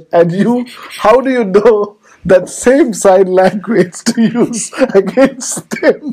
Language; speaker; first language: English; non-native, local second language; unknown